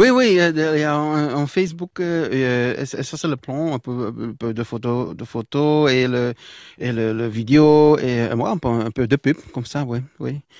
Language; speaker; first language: French; non-native, local second language; Dutch